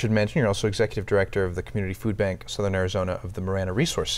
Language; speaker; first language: English; native; English